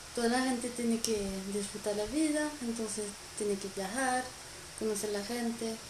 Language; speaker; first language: Spanish; non-native, fluent; French